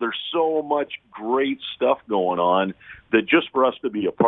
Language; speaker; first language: English; native; English